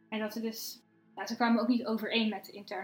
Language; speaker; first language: Dutch; native; Dutch